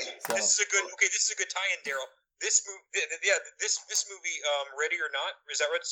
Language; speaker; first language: English; native; English